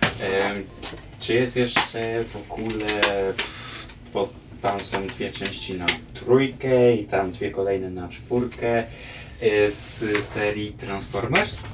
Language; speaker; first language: Polish; native; Polish